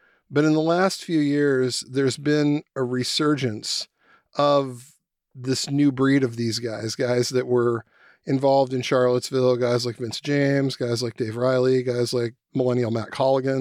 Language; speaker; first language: English; native; English